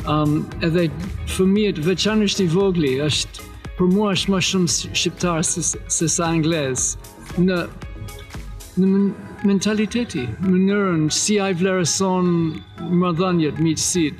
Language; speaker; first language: Albanian; non-native, learner; English